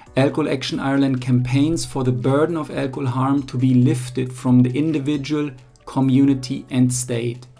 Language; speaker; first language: English; non-native, fluent; German